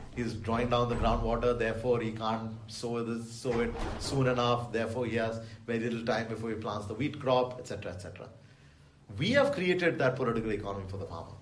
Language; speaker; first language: English; non-native, local second language; Bangla